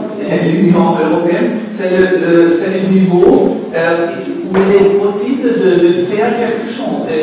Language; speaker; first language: French; non-native, learner; German